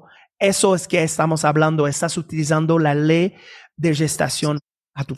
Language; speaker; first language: Spanish; non-native, fluent; French